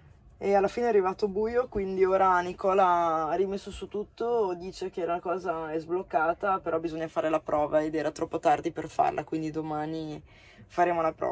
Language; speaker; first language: Italian; native; Italian